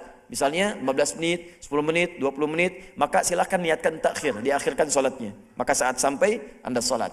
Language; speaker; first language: Indonesian; native; Indonesian